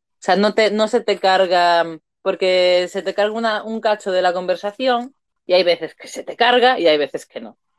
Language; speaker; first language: Spanish; native; Spanish